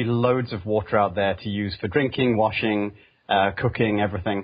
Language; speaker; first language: English; native; English